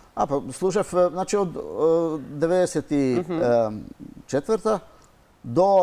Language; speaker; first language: Macedonian; non-native, fluent; Hungarian